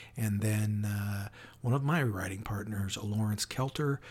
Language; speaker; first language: English; native; English